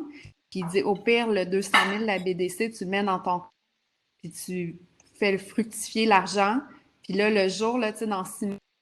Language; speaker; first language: French; native; French